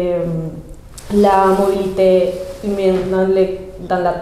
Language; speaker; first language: French; non-native, learner; Spanish